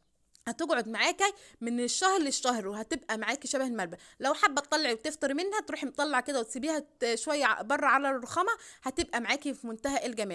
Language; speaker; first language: Arabic; native; Arabic